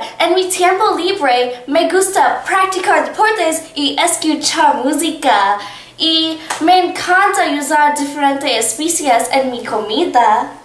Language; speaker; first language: Spanish; non-native, learner; English